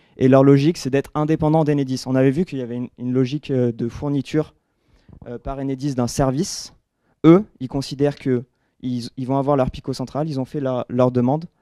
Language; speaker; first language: French; native; French